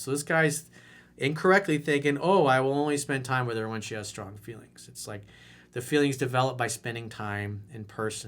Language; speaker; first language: English; native; English